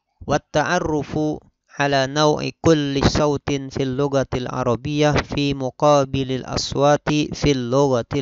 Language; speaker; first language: Arabic; non-native, fluent; Indonesian